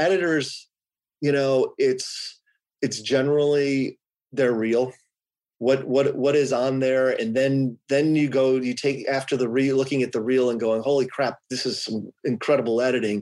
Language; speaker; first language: English; native; English